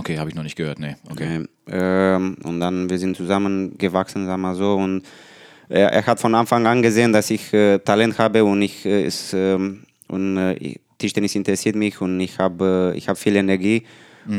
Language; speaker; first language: German; non-native, learner; Romanian